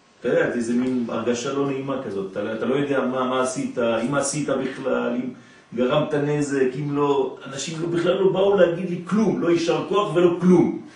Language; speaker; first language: Hebrew; non-native, fluent; French